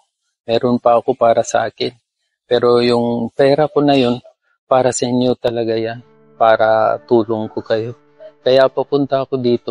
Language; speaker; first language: Filipino; non-native, learner; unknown